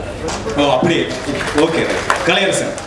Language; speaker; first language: Tamil; native; Tamil